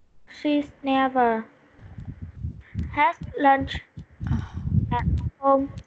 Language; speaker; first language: English; non-native, learner; Vietnamese